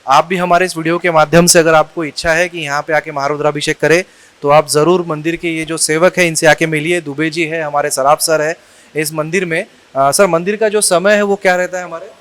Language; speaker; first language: Hindi; non-native, local second language; Marathi